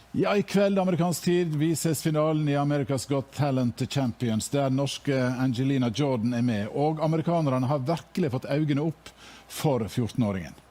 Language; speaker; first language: Norwegian; native; Norwegian